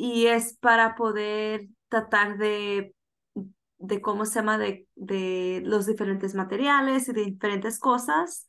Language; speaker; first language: Spanish; early bilingual, heritage; Spanish